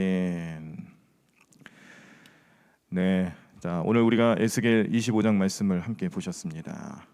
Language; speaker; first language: Korean; native; Korean